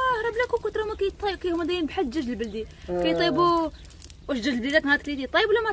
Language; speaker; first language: Arabic; native; Arabic